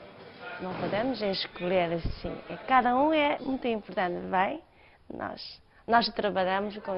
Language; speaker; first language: Portuguese; non-native, fluent; Chinese